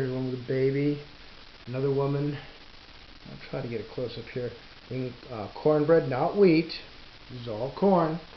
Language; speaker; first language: English; native; English